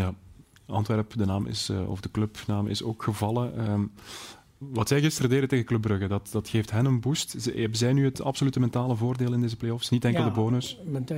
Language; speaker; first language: Dutch; native; Dutch